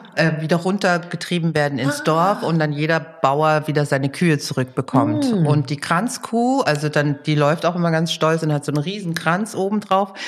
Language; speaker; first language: German; early bilingual, other home language; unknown